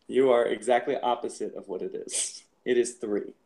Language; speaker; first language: English; native; English